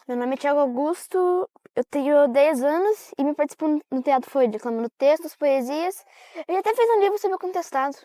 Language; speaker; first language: Portuguese; native; Portuguese